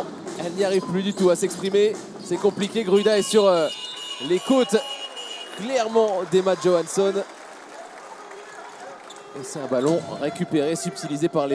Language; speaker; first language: French; native; French